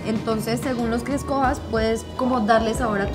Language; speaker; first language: Spanish; native; Spanish